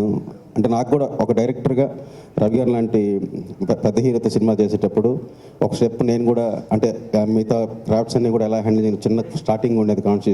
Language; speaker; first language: Telugu; native; Telugu